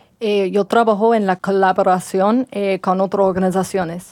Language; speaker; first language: Spanish; non-native, learner; English